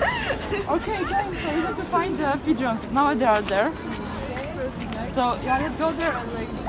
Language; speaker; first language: English; non-native, fluent; Spanish